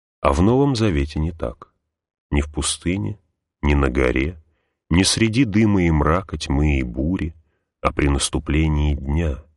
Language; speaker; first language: Russian; native; Russian